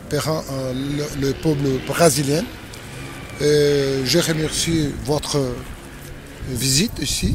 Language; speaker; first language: French; non-native, learner; Portuguese